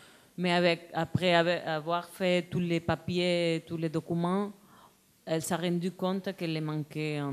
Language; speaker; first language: French; non-native, learner; Spanish